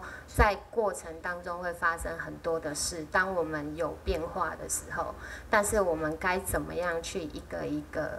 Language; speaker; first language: Chinese; native; Chinese